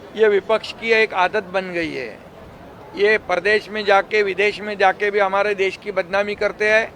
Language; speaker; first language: Hindi; non-native, local second language; Marathi